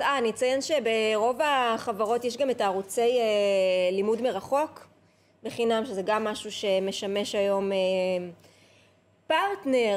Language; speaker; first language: Hebrew; native; Hebrew